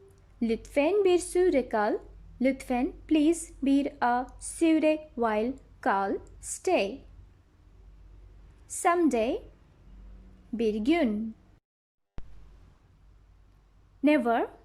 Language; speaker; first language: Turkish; non-native, fluent; Bangla